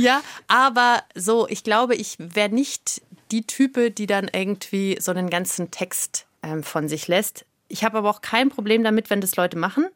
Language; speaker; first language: German; native; German